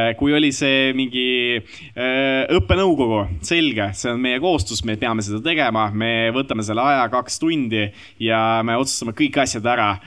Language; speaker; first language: Estonian; non-native, local second language; Russian